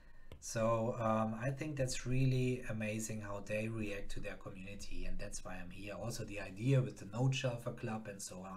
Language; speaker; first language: English; non-native, fluent; German